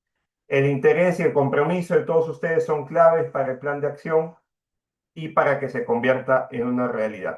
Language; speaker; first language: Spanish; native; Spanish